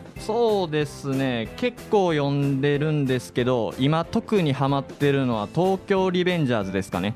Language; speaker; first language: Japanese; native; Japanese